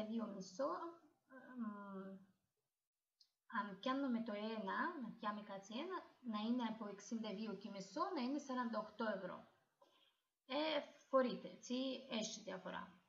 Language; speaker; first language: Greek; non-native, learner; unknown